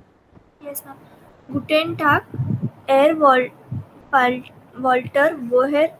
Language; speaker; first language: German; non-native, learner; Marathi